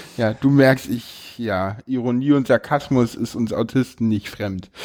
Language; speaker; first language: German; native; German